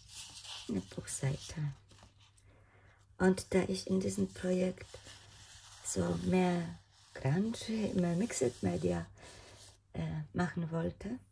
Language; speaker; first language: German; non-native, fluent; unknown